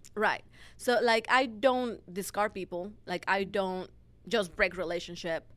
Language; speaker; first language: English; non-native, fluent; Spanish